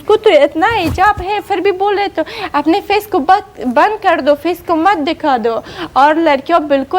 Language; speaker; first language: Hindi; non-native, learner; Persian